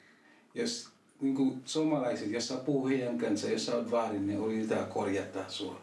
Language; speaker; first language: Finnish; non-native, local second language; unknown